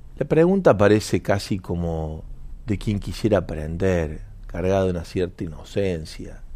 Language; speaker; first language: Spanish; native; Spanish